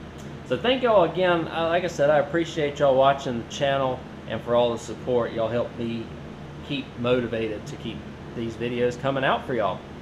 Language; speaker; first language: English; native; English